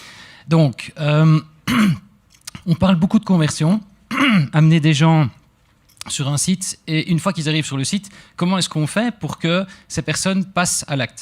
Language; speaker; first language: French; native; French